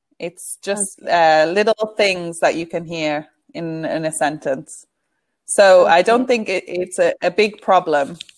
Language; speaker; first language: English; native; English